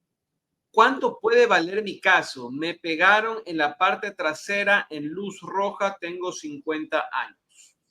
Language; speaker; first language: Spanish; native; Spanish